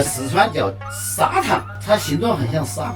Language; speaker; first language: Chinese; native; Chinese